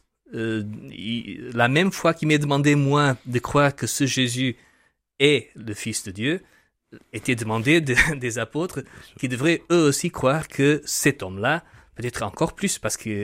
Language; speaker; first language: French; non-native, fluent; Portuguese